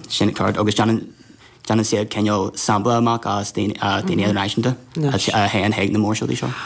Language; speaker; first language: Irish; non-native, local second language; English